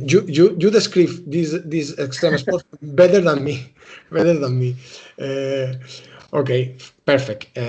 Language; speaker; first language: English; non-native, learner; Spanish